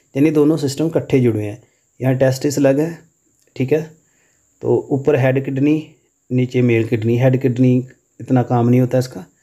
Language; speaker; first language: Urdu; non-native, local second language; Punjabi